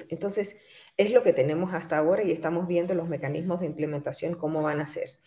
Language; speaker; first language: Spanish; native; Spanish